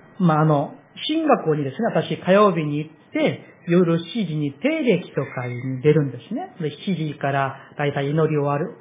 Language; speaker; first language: Japanese; non-native, fluent; Korean